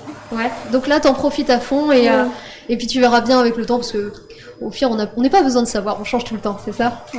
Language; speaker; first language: French; native; French